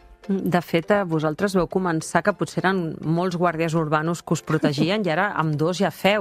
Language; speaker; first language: Catalan; native; Catalan